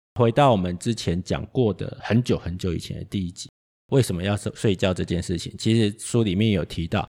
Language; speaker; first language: Chinese; native; Chinese